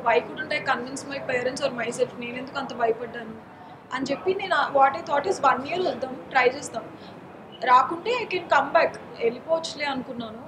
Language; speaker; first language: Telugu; non-native, local second language; Marathi